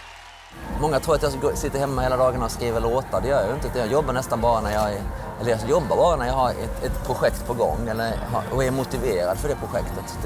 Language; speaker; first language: Swedish; native; Swedish